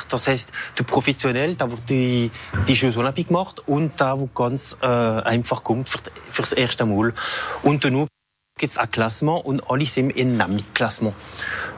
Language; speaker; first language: German; non-native, local second language; French